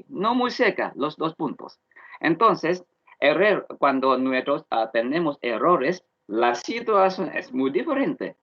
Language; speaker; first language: Spanish; non-native, learner; Vietnamese